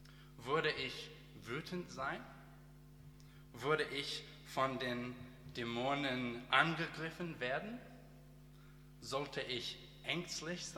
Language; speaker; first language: German; non-native, learner; English